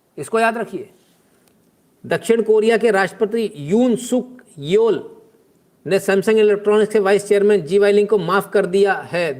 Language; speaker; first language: Hindi; native; Hindi